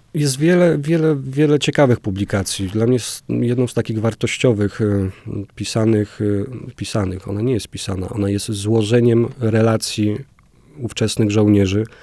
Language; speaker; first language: Polish; native; Polish